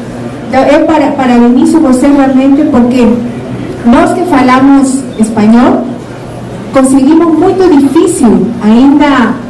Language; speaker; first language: Portuguese; non-native, learner; Spanish